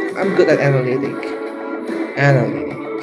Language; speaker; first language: English; non-native, learner; Indonesian